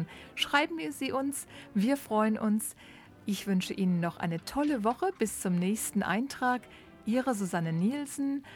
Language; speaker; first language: German; native; German